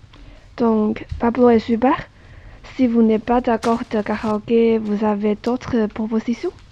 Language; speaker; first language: French; non-native, learner; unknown